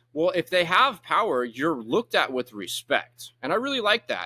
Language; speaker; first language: English; native; English